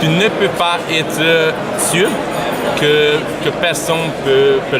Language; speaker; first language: French; non-native, learner; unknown